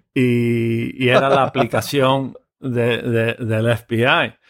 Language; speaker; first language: Spanish; native; Spanish